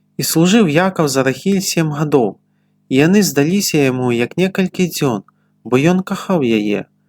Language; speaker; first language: Belarusian; native; Belarusian